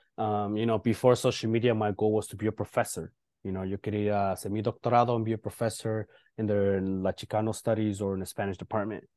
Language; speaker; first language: English; early bilingual, other home language; Spanish